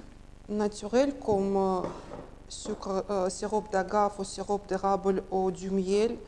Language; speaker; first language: French; non-native, learner; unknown